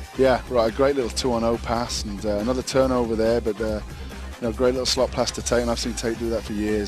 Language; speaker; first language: English; native; English